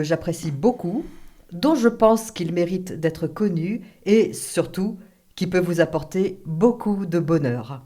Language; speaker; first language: French; native; French